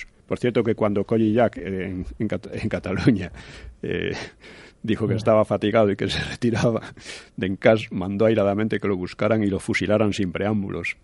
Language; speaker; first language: Spanish; native; Spanish